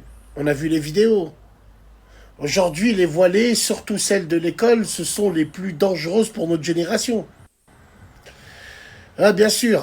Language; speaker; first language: French; native; French